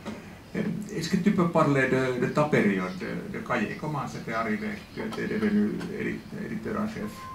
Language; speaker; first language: French; non-native, fluent; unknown